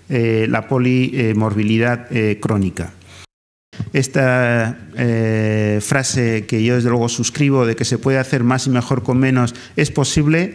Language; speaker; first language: Spanish; native; Spanish